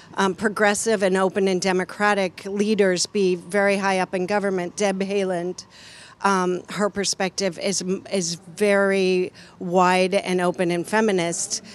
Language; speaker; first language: English; native; English